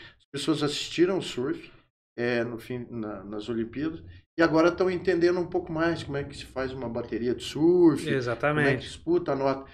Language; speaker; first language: Portuguese; native; Portuguese